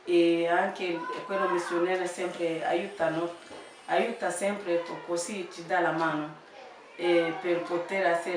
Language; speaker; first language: Italian; non-native, learner; French